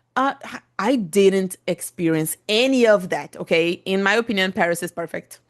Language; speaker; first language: English; non-native, fluent; Portuguese